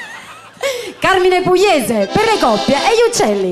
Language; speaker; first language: Italian; native; Italian